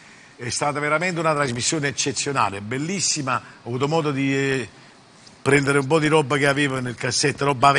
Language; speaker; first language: Italian; native; Italian